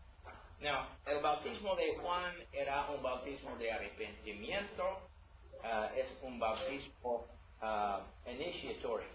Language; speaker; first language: Spanish; non-native, learner; English